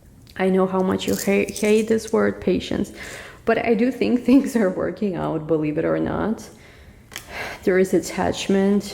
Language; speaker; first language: English; non-native, fluent; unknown